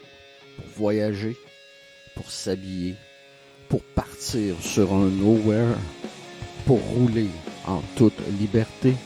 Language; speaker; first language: French; native; French